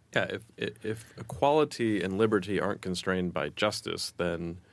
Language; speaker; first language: English; native; English